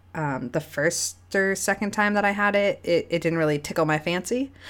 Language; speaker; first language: English; native; English